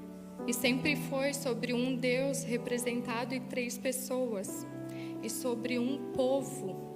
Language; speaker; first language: Portuguese; native; Portuguese